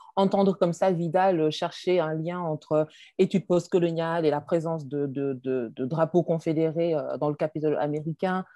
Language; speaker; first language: French; native; French